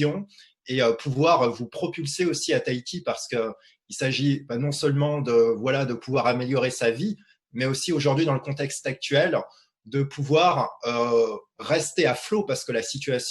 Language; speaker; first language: French; native; French